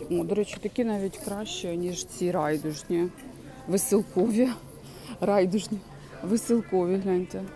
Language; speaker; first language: Ukrainian; non-native, local second language; Russian